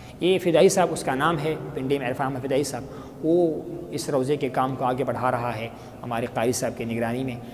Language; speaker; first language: Urdu; non-native, local second language; Pashto